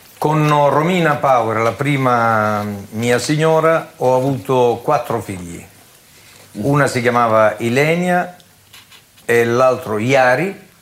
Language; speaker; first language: Italian; native; Italian